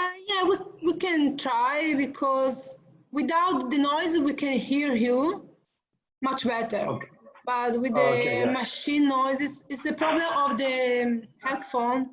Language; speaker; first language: English; non-native, learner; Italian